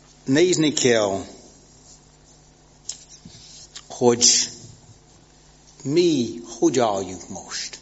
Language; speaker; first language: Hungarian; non-native, fluent; English